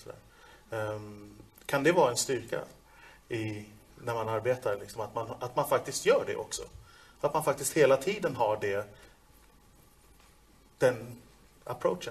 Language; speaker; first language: Swedish; native; Swedish